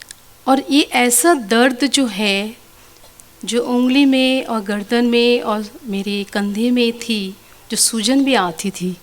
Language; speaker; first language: Hindi; non-native, local second language; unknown